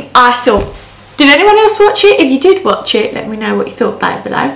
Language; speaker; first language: English; native; English